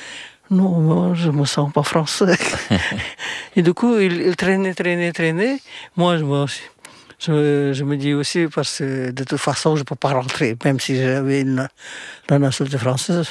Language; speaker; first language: French; non-native, fluent; Indonesian